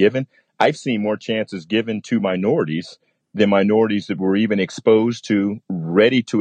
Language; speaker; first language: English; native; English